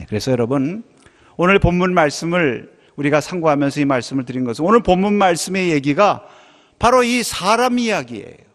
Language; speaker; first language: Korean; native; Korean